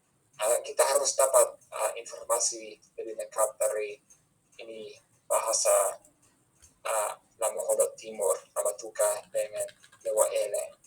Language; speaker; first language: Indonesian; non-native, fluent; English